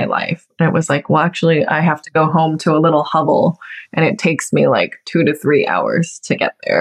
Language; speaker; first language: English; native; English